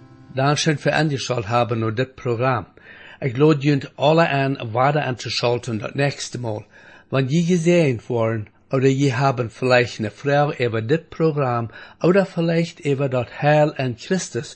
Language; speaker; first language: German; non-native, learner; Plautdietsch